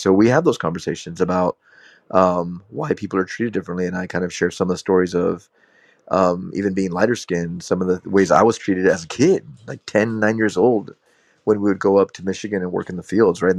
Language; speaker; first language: English; native; English